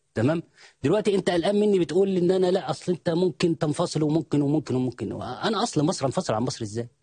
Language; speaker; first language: Arabic; native; Arabic